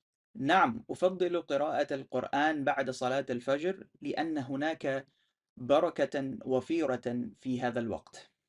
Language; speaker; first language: Arabic; non-native, fluent; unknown